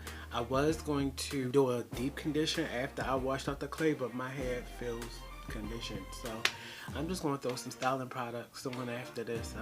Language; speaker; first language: English; native; English